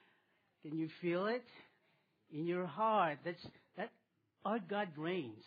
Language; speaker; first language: English; non-native, local second language; Filipino